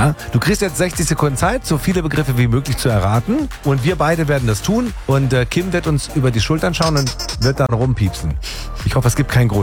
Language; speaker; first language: German; native; German